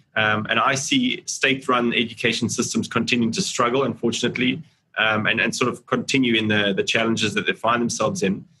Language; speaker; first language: English; native; English